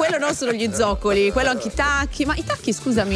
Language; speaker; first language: Italian; native; Italian